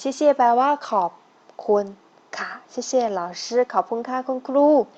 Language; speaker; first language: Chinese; non-native, fluent; Thai